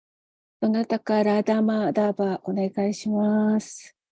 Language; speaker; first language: Japanese; native; Japanese